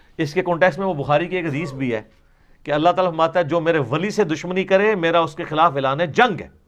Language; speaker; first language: Urdu; non-native, local second language; Punjabi